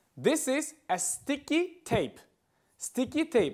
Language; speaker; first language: English; non-native, fluent; Uzbek